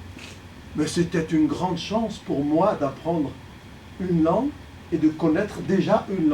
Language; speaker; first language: French; early bilingual, other home language; Arabic